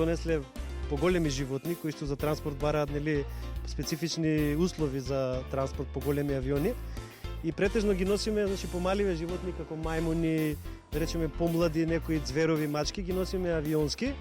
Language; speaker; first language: Macedonian; native; Macedonian